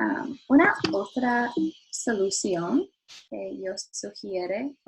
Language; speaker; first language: Spanish; non-native, learner; English